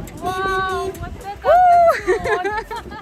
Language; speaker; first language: Russian; native; Russian